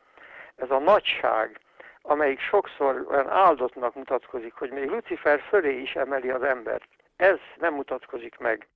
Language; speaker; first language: Hungarian; native; Hungarian